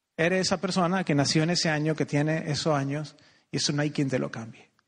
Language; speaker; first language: Spanish; native; Spanish